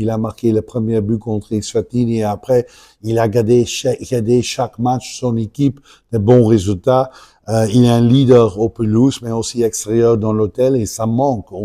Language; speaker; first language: French; non-native, local second language; Dutch